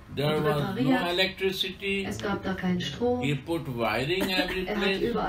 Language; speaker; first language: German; non-native, learner; Hindi